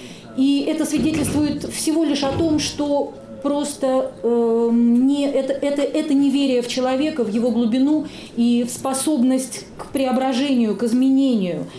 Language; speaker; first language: Russian; native; Russian